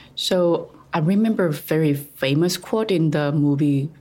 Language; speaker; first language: English; non-native, fluent; Korean